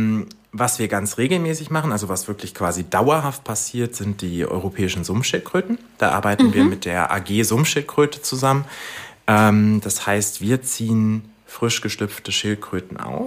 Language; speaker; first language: German; native; German